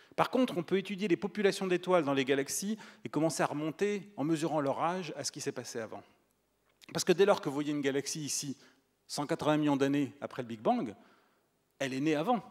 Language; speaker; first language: French; native; French